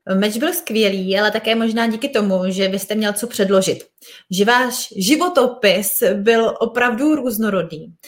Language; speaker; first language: Czech; native; Czech